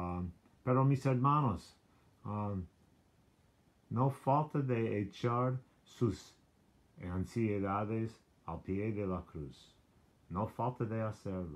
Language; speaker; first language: Spanish; non-native, learner; English